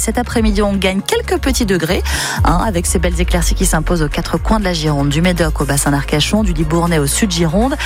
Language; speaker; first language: French; native; French